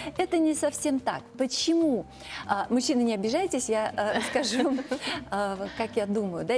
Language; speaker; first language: Russian; native; Russian